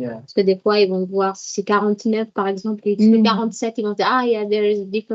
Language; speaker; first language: French; native; French